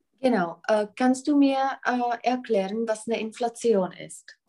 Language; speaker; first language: German; non-native, fluent; Czech